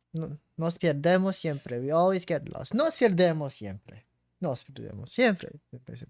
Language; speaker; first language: Spanish; non-native, learner; English